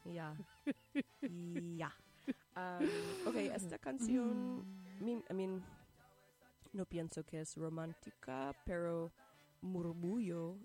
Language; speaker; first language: Spanish; non-native, learner; English